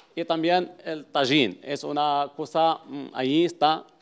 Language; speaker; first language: Spanish; non-native, learner; Arabic